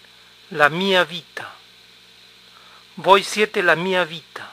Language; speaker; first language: Italian; non-native, fluent; Spanish